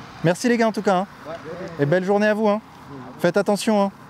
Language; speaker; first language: French; native; French